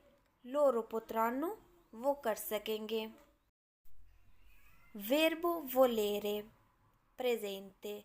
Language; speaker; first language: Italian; non-native, fluent; Urdu